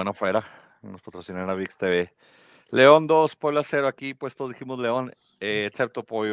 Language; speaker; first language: Spanish; native; Spanish